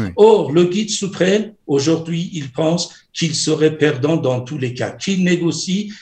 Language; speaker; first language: French; non-native, fluent; Persian